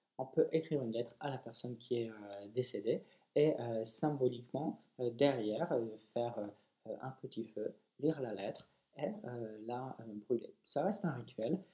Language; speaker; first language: French; non-native, fluent; Polish